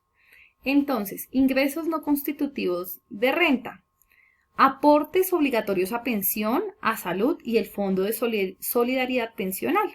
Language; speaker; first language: Spanish; native; Spanish